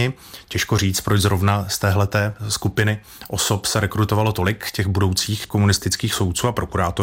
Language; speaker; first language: Czech; native; Czech